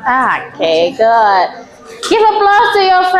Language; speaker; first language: English; non-native, fluent; Indonesian